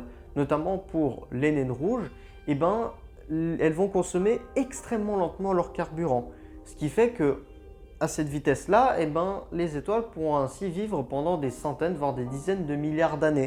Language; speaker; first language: French; native; French